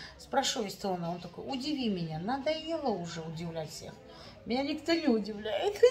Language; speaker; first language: Russian; native; Russian